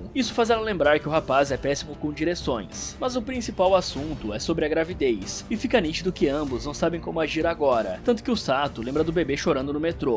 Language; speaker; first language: Portuguese; native; Portuguese